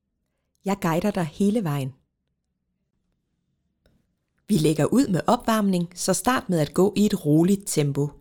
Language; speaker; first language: Danish; native; Danish